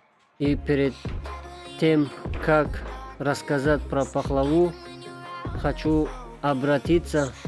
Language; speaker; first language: Russian; non-native, fluent; Tajik